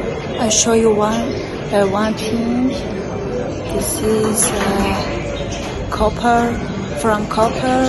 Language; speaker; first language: English; non-native, local second language; Persian